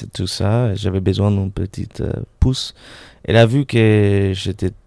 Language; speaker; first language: French; non-native, fluent; Spanish